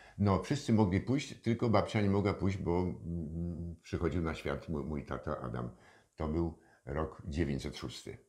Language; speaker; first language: Polish; native; Polish